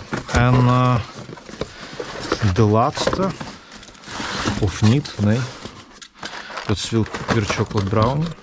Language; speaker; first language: Dutch; non-native, fluent; Russian